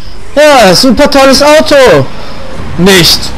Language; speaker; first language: German; native; German